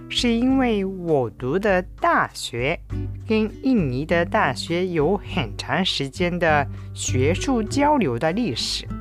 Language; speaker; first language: Chinese; non-native, fluent; Japanese